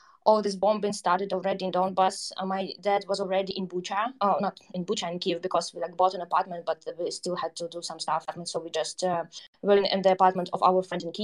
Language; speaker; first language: English; non-native, fluent; Ukrainian